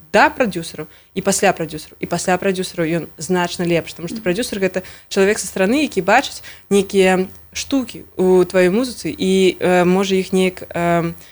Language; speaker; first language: Belarusian; non-native, local second language; Russian